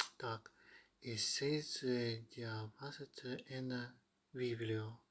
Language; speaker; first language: Greek; non-native, learner; Ukrainian